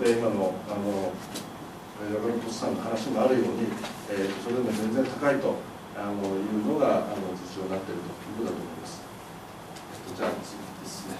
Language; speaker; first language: Japanese; native; Japanese